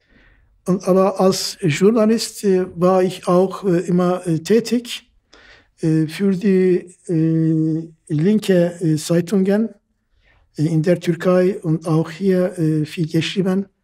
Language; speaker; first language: German; non-native, fluent; Turkish